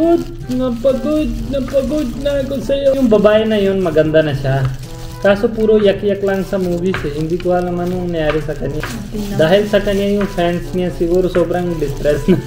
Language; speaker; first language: Filipino; non-native, learner; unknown